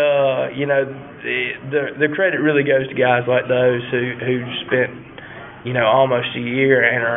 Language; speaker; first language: English; native; English